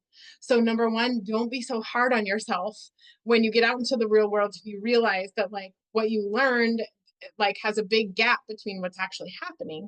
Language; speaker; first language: English; native; English